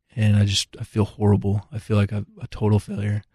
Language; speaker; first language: English; native; English